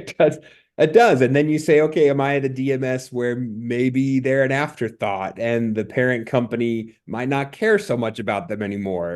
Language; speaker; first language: English; native; English